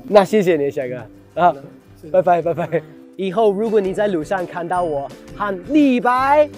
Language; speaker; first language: Chinese; non-native, fluent; English